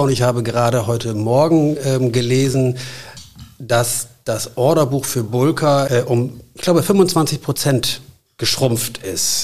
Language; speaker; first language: German; native; German